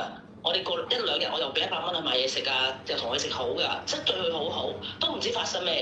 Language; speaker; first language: Cantonese; native; Cantonese